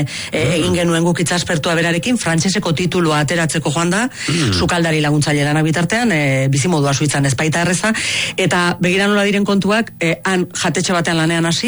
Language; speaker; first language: Basque; native; Basque